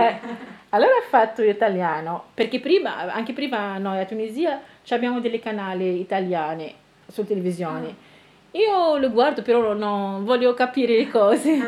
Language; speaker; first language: Italian; non-native, learner; Arabic